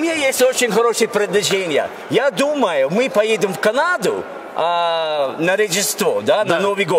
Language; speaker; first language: Russian; non-native, fluent; English